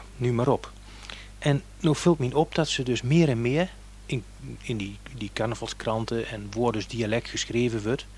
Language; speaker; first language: Dutch; native; Dutch